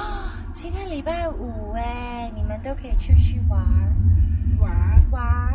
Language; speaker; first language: Chinese; non-native, local second language; Cantonese